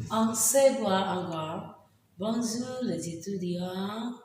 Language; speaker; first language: French; non-native, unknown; Indonesian